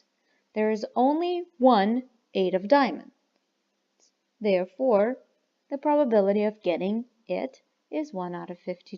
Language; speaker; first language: English; non-native, fluent; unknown